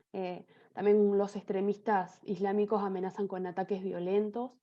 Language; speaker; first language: Spanish; native; Spanish